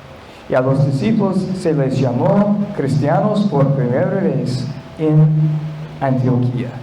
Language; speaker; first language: Spanish; non-native, fluent; English